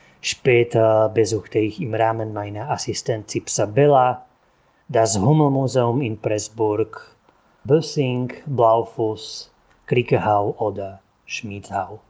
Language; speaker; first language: German; non-native, local second language; Slovak